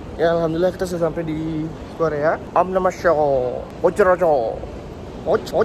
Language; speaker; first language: Indonesian; native; Indonesian